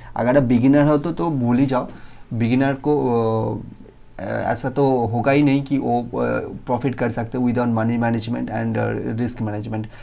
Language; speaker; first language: Hindi; non-native, local second language; Bangla